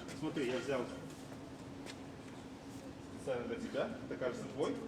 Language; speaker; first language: Russian; native; Russian